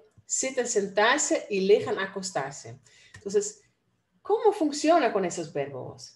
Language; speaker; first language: Spanish; non-native, fluent; Dutch